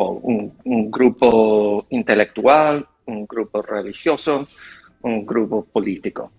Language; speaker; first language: Spanish; non-native, fluent; English